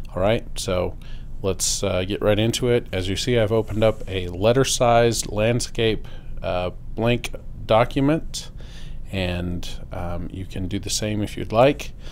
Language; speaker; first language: English; native; English